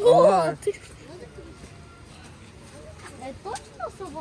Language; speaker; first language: Russian; early bilingual, heritage; Russian